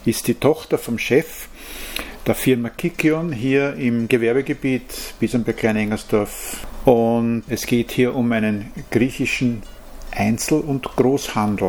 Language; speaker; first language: German; native; German